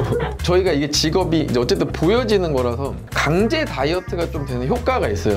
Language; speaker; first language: Korean; native; Korean